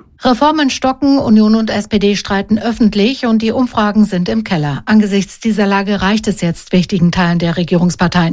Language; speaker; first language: German; native; German